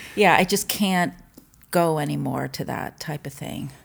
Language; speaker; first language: English; native; English